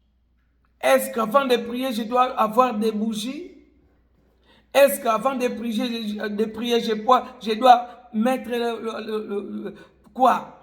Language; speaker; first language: French; non-native, local second language; Lingala